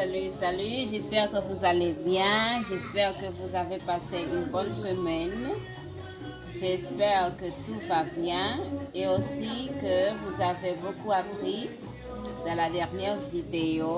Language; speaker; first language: French; non-native, fluent; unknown